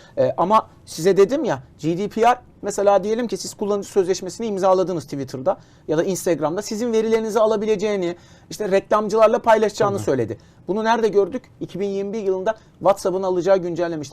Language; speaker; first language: Turkish; native; Turkish